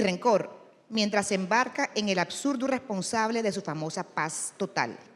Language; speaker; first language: Spanish; native; Spanish